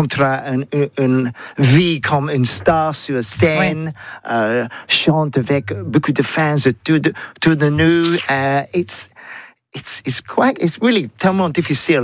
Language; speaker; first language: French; non-native, learner; English